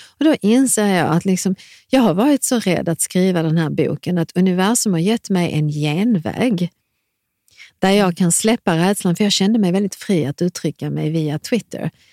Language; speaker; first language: Swedish; early bilingual, other home language; Serbian